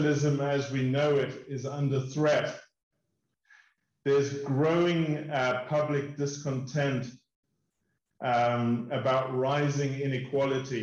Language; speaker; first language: English; native; English